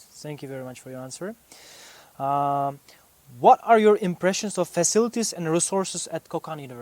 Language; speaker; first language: English; non-native, fluent; Uzbek